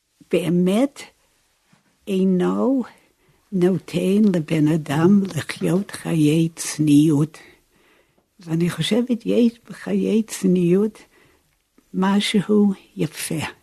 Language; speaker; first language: Hebrew; non-native, fluent; English